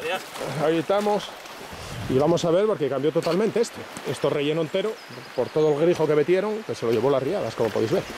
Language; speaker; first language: Spanish; native; Spanish